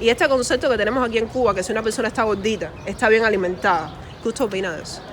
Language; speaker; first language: Spanish; native; Spanish